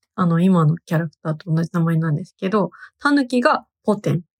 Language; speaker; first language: Japanese; native; Japanese